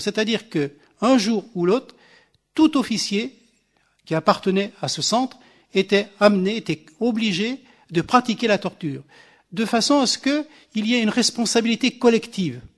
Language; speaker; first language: French; native; French